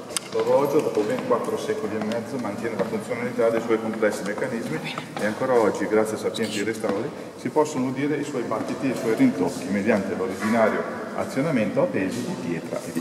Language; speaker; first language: Italian; native; Italian